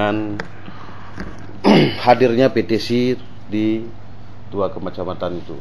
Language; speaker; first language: Indonesian; native; Indonesian